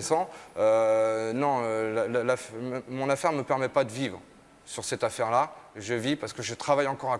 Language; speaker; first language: French; native; French